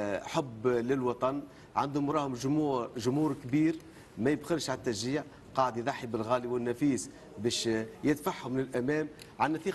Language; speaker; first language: Arabic; native; Arabic